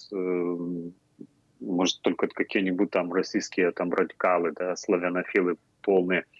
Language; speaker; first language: Russian; non-native, fluent; Lithuanian